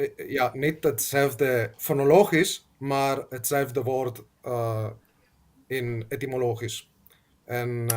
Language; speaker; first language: Dutch; non-native, learner; Italian